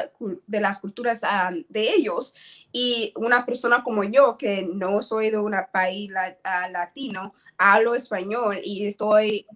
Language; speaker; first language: Spanish; non-native, learner; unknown